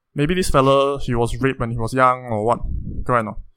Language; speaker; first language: English; native; English